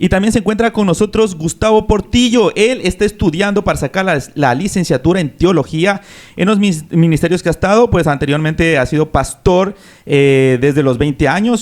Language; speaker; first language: Spanish; native; Spanish